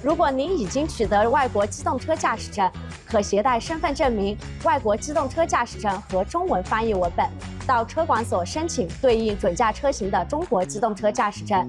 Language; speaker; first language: Chinese; native; Chinese